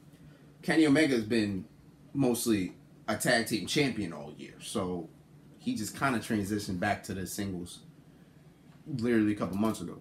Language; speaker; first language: English; native; English